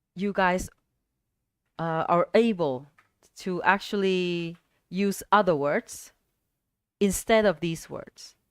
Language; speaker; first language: English; non-native, fluent; Vietnamese